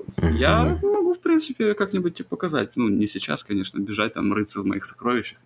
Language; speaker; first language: Russian; native; Russian